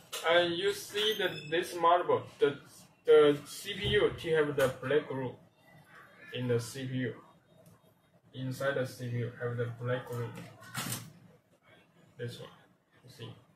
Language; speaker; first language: English; non-native, learner; Chinese